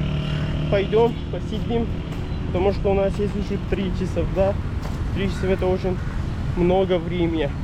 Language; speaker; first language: Russian; non-native, local second language; Kyrgyz